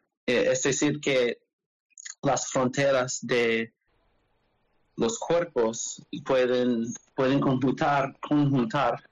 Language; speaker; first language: Spanish; non-native, learner; English